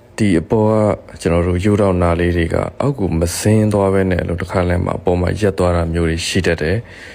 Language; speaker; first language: Burmese; native; Burmese